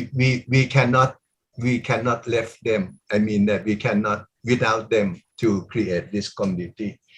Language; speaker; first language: English; non-native, learner; Thai